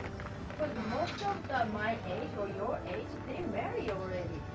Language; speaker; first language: English; non-native, learner; Japanese